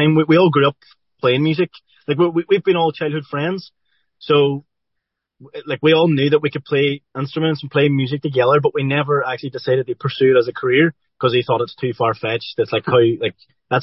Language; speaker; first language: English; native; English